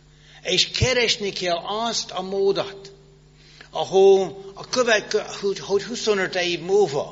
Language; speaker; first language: Hungarian; non-native, fluent; English